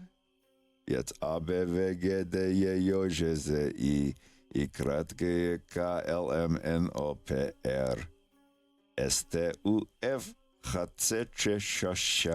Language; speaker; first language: Russian; non-native, learner; English